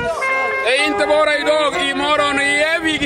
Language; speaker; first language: Swedish; non-native, learner; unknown